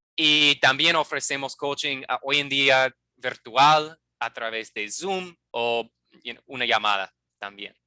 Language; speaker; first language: Spanish; non-native, fluent; English